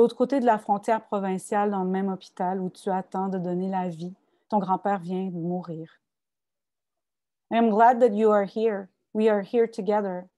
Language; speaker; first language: French; native; French